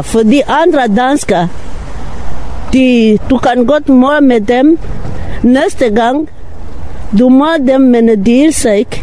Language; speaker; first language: Danish; non-native, learner; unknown